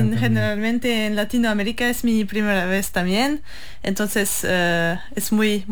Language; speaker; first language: Spanish; non-native, fluent; French